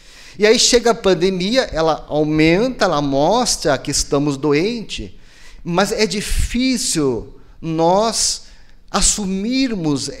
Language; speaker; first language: Portuguese; native; Portuguese